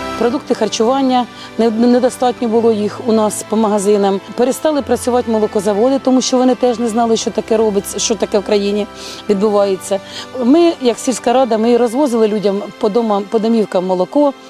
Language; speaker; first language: Ukrainian; native; Ukrainian